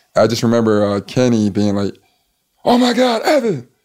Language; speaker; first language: English; native; English